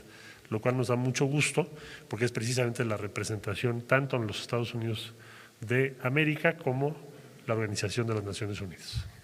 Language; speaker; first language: Spanish; native; Spanish